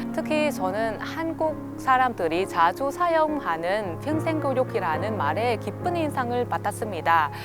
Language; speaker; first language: Korean; non-native, fluent; Vietnamese